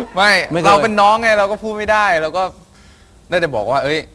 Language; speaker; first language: Thai; native; Thai